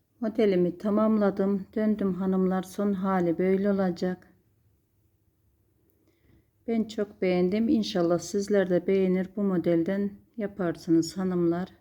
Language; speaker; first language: Turkish; native; Turkish